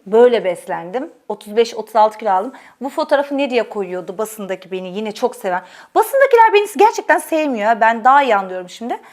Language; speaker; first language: Turkish; native; Turkish